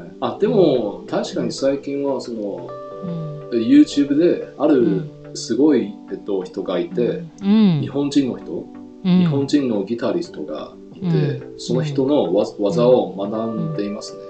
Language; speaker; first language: Japanese; non-native, fluent; Chinese